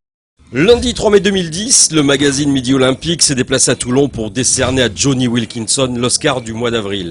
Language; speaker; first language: French; native; French